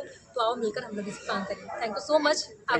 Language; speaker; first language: Hindi; native; Hindi